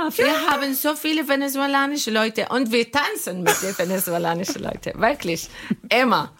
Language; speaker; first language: German; non-native, learner; Arabic